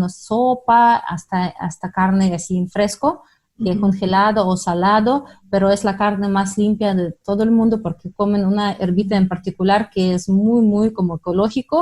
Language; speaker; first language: Spanish; non-native, fluent; Russian